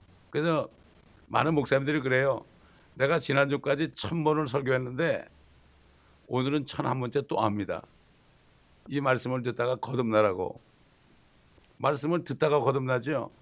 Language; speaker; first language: Korean; native; Korean